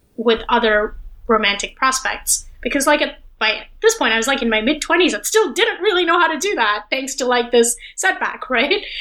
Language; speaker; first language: English; non-native, local second language; Hindi